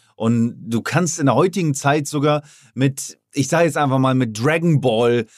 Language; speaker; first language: German; native; German